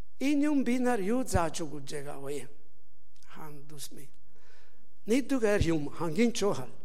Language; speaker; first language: Mongolian; non-native, learner; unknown